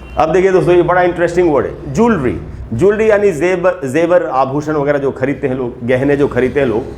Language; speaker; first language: Hindi; native; Hindi